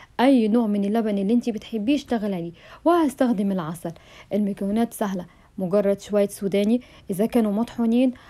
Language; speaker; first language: Arabic; native; Arabic